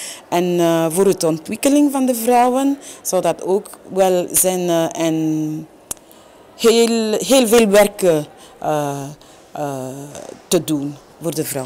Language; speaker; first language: Dutch; non-native, learner; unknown